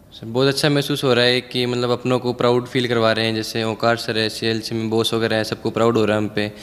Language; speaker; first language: Hindi; native; Hindi